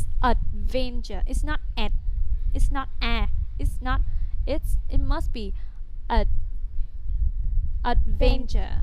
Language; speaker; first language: English; non-native, fluent; Vietnamese